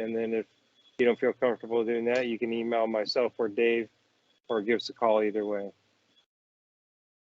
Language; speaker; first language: English; native; English